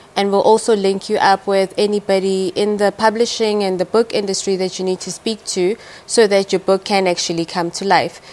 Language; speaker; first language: English; non-native, local second language; Tswana